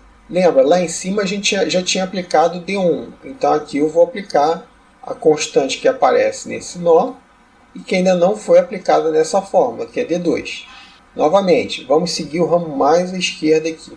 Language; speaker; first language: Portuguese; native; Portuguese